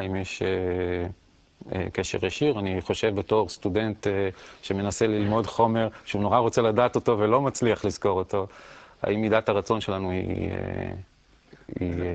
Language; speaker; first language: Hebrew; native; Hebrew